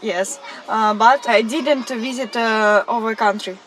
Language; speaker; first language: English; non-native, learner; Russian